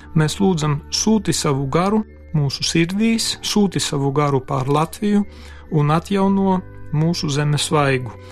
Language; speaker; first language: Latvian; non-native, local second language; Polish